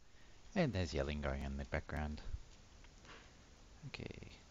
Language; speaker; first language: English; native; English